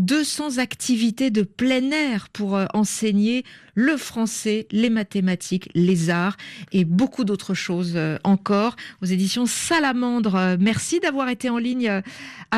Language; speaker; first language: French; native; French